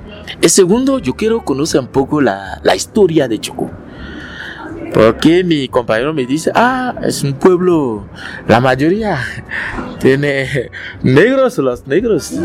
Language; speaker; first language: Spanish; non-native, learner; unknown